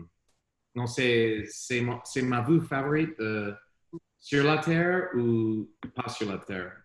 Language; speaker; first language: French; non-native, learner; English